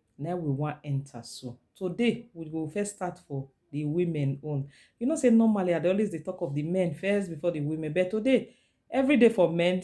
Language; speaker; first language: Nigerian Pidgin; non-native, local second language; Esan